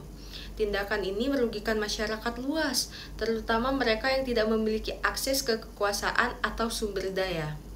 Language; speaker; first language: Indonesian; native; Indonesian